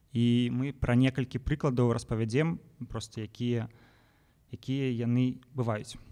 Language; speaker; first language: Belarusian; non-native, local second language; Russian